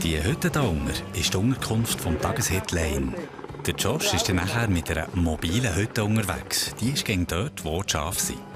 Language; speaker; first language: German; native; German